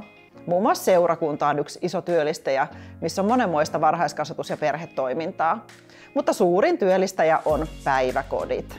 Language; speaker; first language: Finnish; native; Finnish